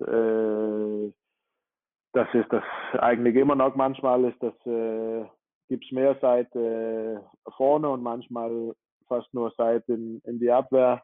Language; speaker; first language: German; non-native, fluent; Danish